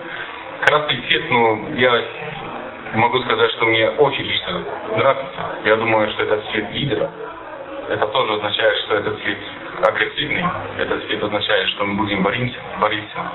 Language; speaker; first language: Russian; non-native, fluent; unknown